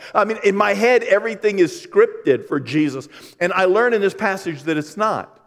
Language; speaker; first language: English; native; English